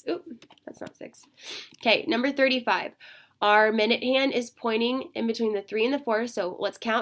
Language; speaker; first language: English; native; English